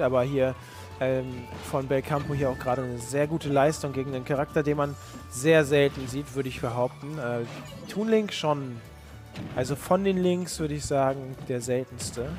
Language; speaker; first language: German; native; German